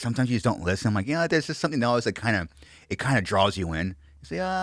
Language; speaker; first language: English; native; English